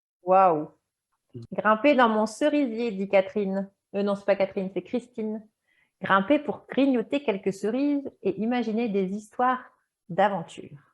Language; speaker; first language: French; native; French